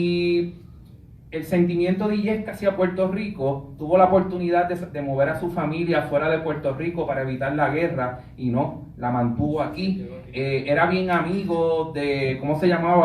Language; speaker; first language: Spanish; native; Spanish